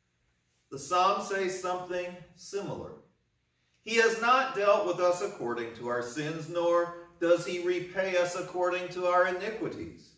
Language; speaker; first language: English; native; English